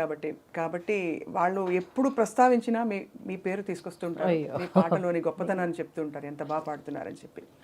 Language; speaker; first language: Telugu; native; Telugu